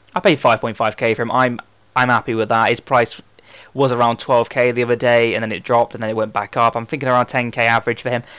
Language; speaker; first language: English; native; English